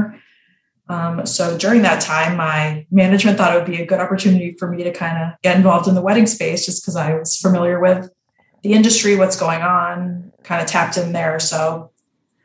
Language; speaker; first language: English; native; English